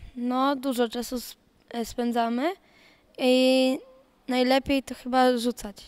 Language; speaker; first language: Polish; native; Polish